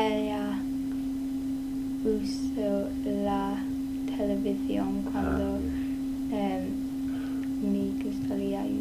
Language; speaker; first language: Spanish; non-native, learner; English